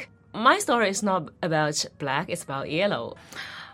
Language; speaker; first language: English; non-native, fluent; Chinese